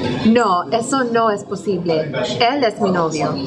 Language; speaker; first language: Spanish; non-native, learner; English